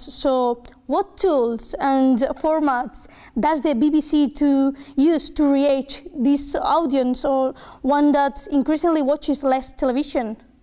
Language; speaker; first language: English; non-native, fluent; Spanish